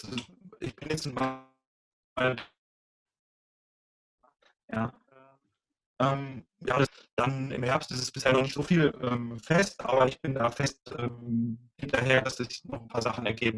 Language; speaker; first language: German; native; German